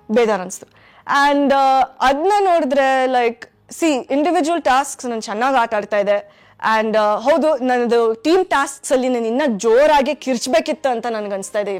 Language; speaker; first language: Kannada; non-native, fluent; English